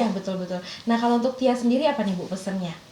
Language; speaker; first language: Indonesian; native; Indonesian